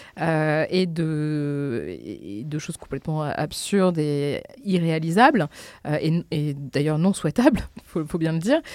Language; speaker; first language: French; native; French